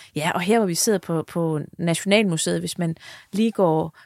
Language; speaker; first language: Danish; native; Danish